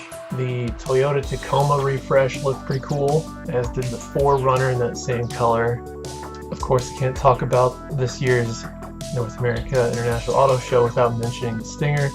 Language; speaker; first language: English; native; English